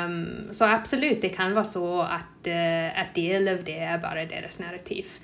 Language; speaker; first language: Swedish; non-native, fluent; English